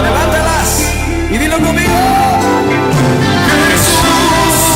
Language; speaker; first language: Spanish; native; Spanish